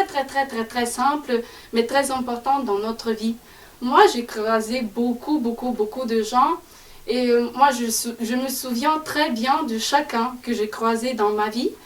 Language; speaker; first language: French; non-native, fluent; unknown